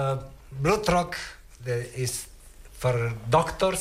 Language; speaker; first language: German; non-native, learner; Italian